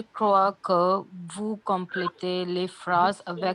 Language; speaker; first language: French; non-native, learner; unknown